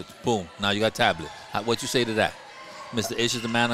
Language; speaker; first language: English; native; English